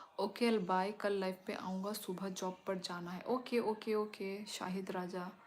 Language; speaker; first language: Hindi; non-native, local second language; Kok Borok